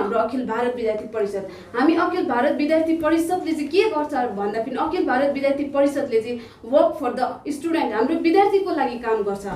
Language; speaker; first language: Nepali; native; Nepali